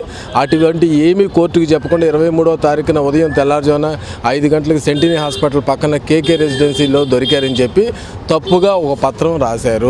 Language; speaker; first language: Telugu; native; Telugu